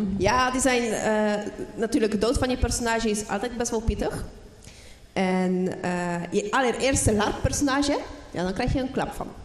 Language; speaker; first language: Dutch; non-native, fluent; Polish